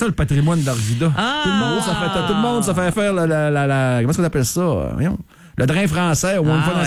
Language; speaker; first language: French; native; French